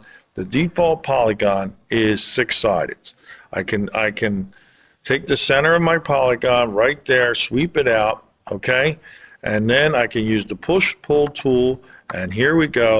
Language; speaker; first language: English; native; English